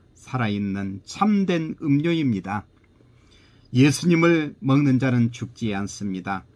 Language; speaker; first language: Korean; native; Korean